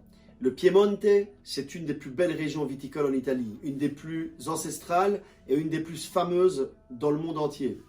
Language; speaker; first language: French; native; French